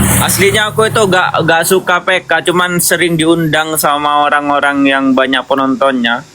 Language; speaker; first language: Indonesian; non-native, local second language; Madurese